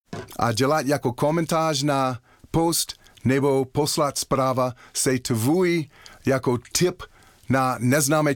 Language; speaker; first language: Czech; non-native, learner; English